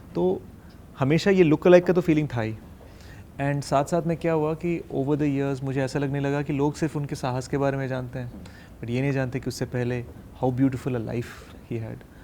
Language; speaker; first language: Hindi; non-native, fluent; Telugu